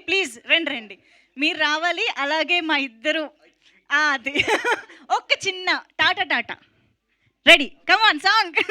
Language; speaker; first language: Telugu; native; Telugu